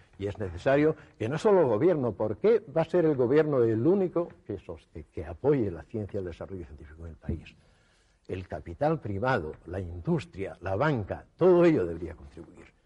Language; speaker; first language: Spanish; native; Spanish